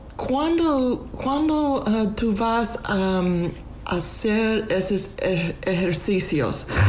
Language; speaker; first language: Spanish; non-native, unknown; English